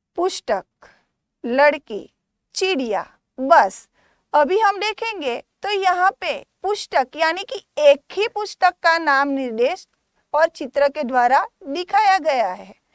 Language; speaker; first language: Hindi; non-native, local second language; Gujarati